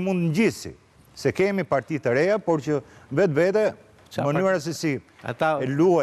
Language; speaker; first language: Albanian; native; Albanian